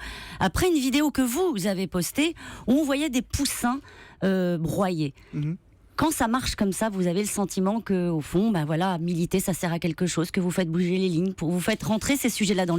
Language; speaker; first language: French; native; French